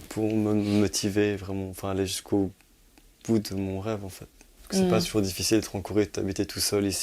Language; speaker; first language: French; native; French